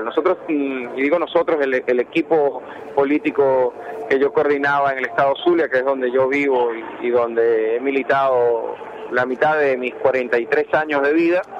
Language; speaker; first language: Spanish; native; Spanish